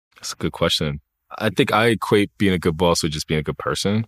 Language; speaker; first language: English; native; English